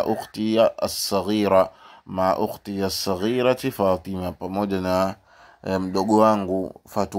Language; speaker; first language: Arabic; non-native, fluent; Swahili